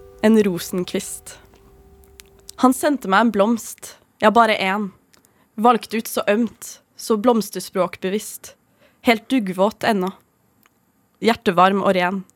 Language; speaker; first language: Norwegian; native; Norwegian